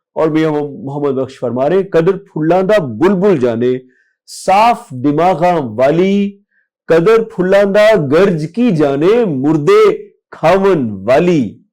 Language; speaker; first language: Urdu; non-native, local second language; Punjabi